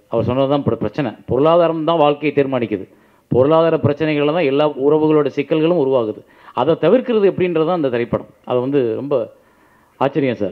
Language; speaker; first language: Tamil; native; Tamil